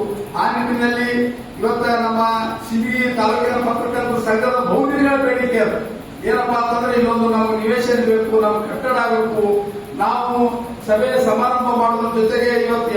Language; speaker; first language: Kannada; native; Kannada